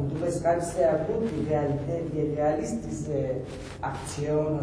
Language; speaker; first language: German; non-native, learner; Spanish